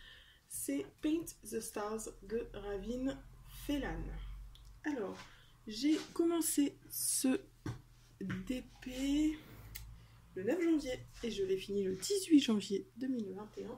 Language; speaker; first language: French; native; French